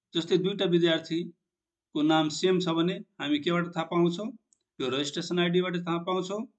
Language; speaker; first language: Nepali; non-native, local second language; Maithili